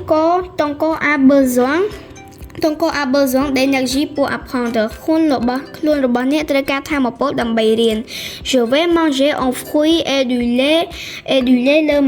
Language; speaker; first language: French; non-native, learner; Khmer